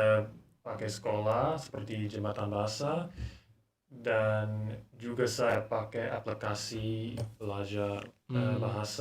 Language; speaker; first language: Indonesian; non-native, learner; English